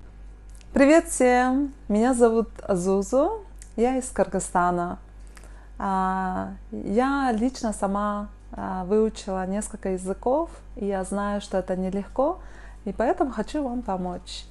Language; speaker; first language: Russian; non-native, local second language; Kyrgyz